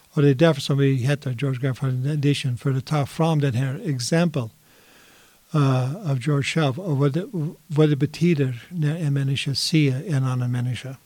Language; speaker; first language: Swedish; non-native, fluent; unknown